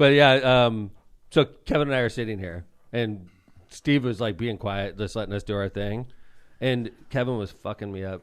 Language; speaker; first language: English; native; English